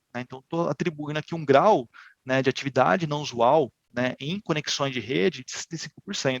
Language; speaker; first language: Portuguese; native; Portuguese